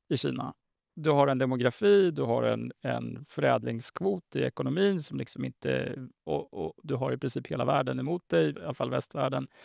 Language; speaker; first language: Swedish; native; Swedish